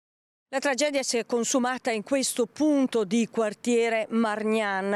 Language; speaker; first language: Italian; native; Italian